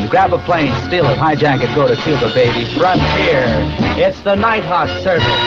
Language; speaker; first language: English; native; English